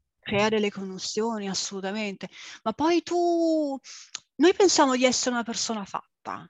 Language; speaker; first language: Italian; early bilingual, other home language; English